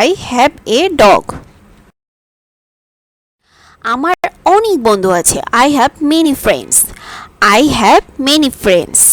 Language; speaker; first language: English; non-native, fluent; Bangla